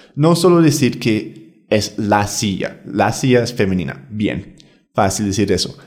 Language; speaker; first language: Spanish; non-native, fluent; English